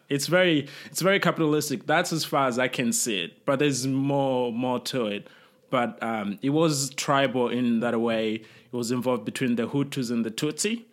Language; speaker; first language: English; non-native, local second language; Kinyarwanda